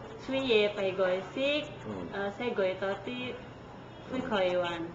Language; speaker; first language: Cantonese; non-native, learner; Indonesian